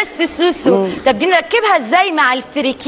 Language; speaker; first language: Arabic; native; Arabic